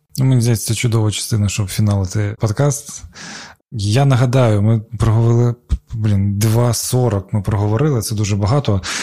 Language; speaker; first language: Ukrainian; non-native, local second language; Crimean Tatar